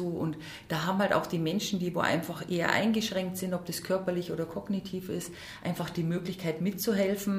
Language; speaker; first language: German; native; German